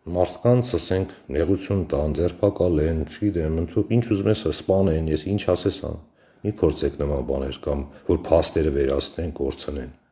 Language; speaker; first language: Armenian; native; Armenian